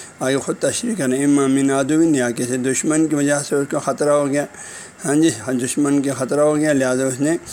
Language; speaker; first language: Urdu; non-native, local second language; Balti